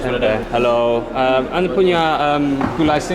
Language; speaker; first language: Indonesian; non-native, learner; English